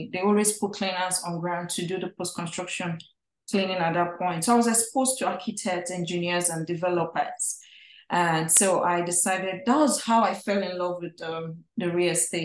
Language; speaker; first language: English; non-native, local second language; Igbo